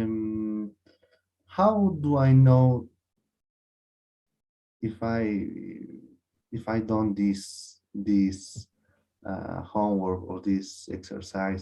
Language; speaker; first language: English; non-native, learner; Spanish